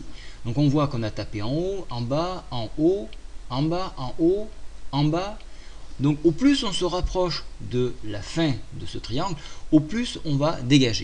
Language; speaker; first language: French; native; French